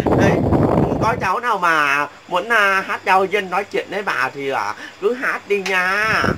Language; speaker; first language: Vietnamese; non-native, local second language; Muong